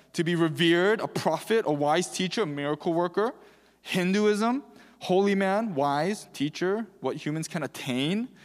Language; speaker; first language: English; early bilingual, other home language; Korean